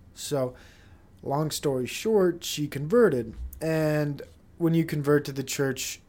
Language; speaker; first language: English; native; English